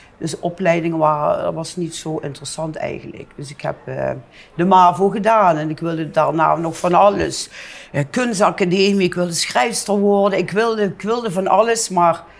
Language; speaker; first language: Dutch; native; Dutch